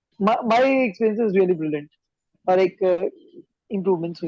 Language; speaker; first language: Hindi; native; Hindi